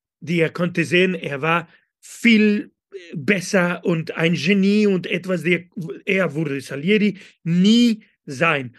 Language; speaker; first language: German; non-native, fluent; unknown